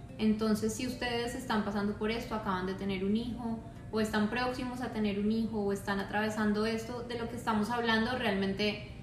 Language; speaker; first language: Spanish; native; Spanish